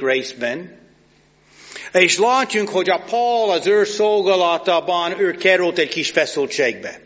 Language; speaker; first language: Hungarian; non-native, fluent; English